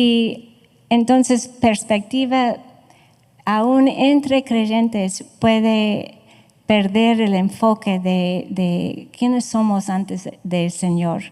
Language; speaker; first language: Spanish; non-native, fluent; English